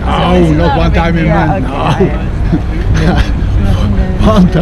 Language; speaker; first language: English; non-native, learner; Dutch